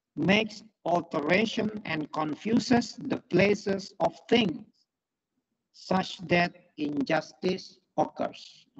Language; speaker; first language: English; non-native, fluent; Indonesian